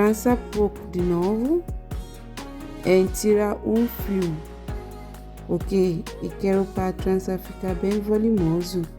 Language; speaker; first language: Portuguese; non-native, learner; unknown